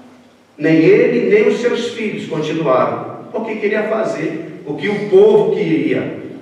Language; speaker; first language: Portuguese; native; Portuguese